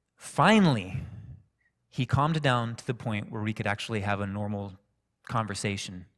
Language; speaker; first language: English; native; English